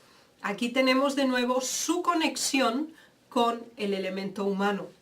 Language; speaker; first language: Spanish; native; Spanish